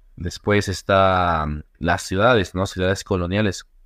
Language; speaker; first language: Spanish; native; Spanish